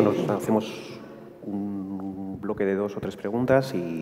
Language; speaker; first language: Spanish; native; Spanish